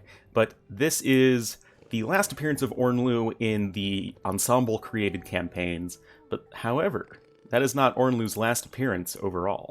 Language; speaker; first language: English; native; English